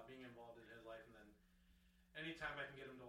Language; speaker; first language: English; native; English